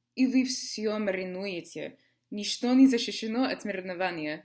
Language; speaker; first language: Russian; non-native, learner; English